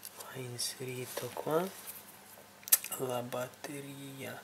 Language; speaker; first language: Italian; non-native, fluent; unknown